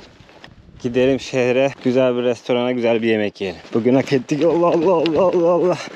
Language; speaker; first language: Turkish; native; Turkish